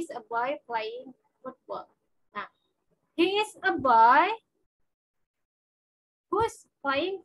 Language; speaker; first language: English; non-native, fluent; Indonesian